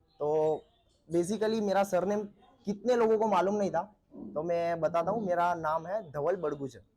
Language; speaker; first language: Hindi; non-native, local second language; Marathi